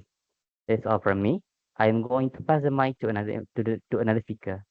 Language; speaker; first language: English; non-native, local second language; Malay